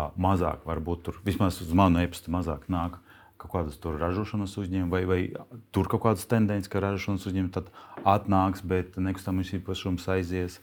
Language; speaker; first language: Latvian; non-native, local second language; Russian